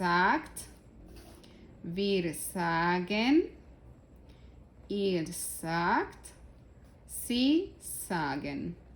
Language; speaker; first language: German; non-native, fluent; Spanish